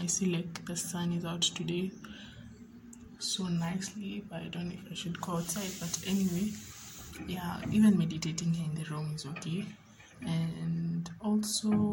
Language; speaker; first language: English; non-native, local second language; Swahili